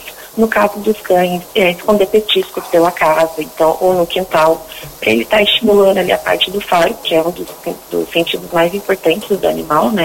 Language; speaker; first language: Portuguese; native; Portuguese